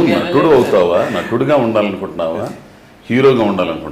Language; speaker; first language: Telugu; native; Telugu